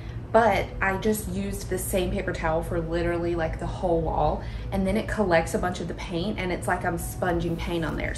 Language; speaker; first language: English; native; English